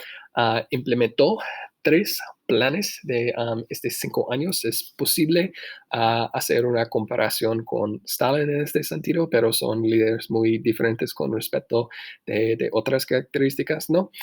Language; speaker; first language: Spanish; non-native, fluent; English